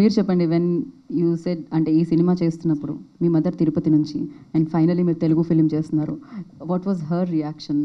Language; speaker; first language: Telugu; native; Telugu